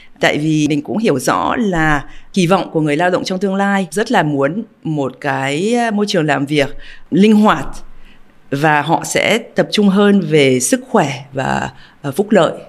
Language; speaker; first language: Vietnamese; early bilingual, heritage; Vietnamese